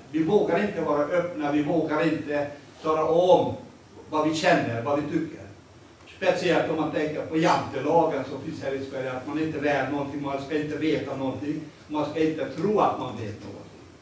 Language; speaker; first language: Swedish; non-native, fluent; Hungarian